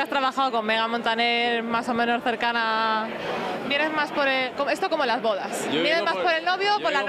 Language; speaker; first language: Spanish; native; Spanish